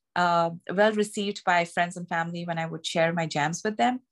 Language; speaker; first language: English; non-native, local second language; Gujarati